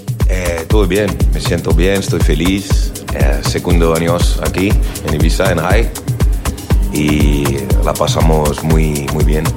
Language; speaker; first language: Spanish; non-native, learner; French